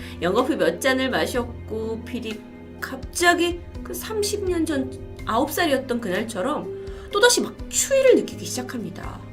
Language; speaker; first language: Korean; native; Korean